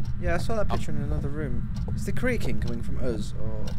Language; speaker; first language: English; native; English